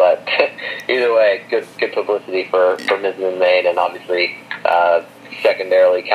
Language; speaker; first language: English; native; English